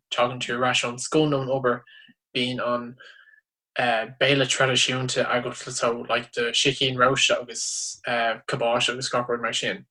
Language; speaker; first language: Irish; non-native, local second language; English